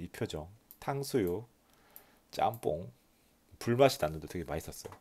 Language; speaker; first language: Korean; native; Korean